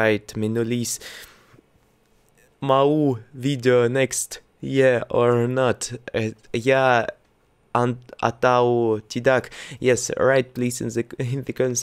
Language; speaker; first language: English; non-native, learner; Russian